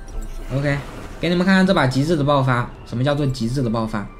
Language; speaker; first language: Chinese; native; Chinese